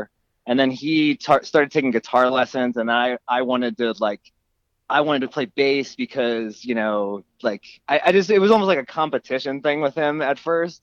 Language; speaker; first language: English; native; English